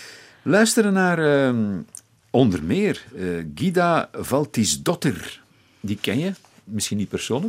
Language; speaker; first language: Dutch; native; Dutch